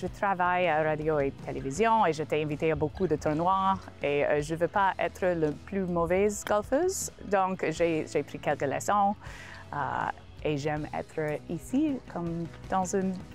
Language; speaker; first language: French; non-native, learner; English